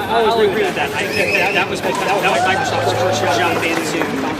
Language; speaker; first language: English; native; English